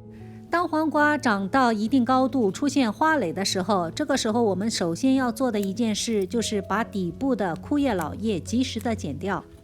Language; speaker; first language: Chinese; native; Chinese